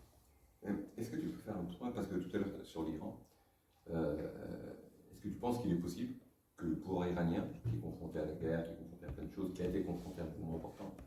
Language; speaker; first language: French; native; French